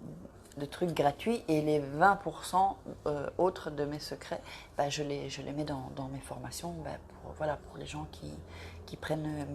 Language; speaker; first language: French; native; French